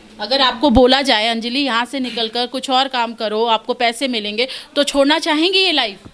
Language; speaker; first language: Hindi; native; Hindi